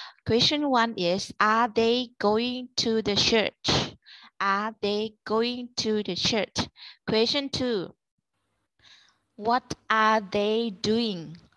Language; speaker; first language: English; non-native, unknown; Thai